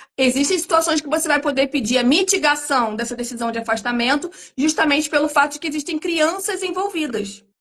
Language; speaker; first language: Portuguese; native; Portuguese